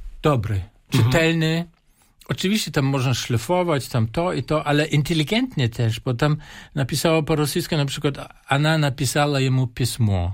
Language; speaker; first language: Polish; non-native, fluent; German